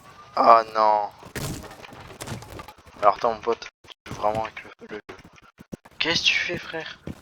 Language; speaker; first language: French; native; French